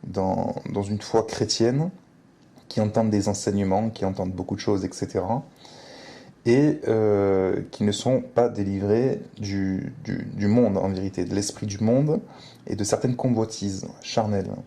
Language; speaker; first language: French; native; French